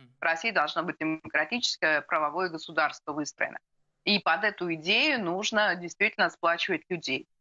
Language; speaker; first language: Russian; native; Russian